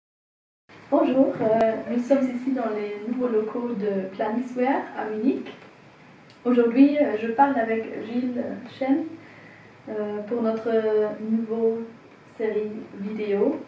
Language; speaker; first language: French; non-native, fluent; German